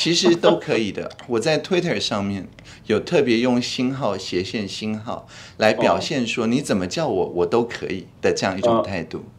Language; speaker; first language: Chinese; native; Chinese